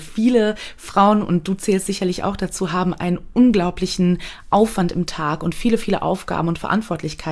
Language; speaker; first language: German; native; German